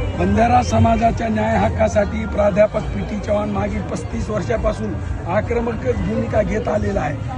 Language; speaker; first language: Marathi; non-native, local second language; Lambadi